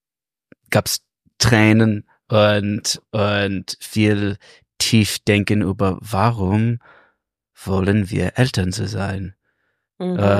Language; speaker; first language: German; non-native, learner; English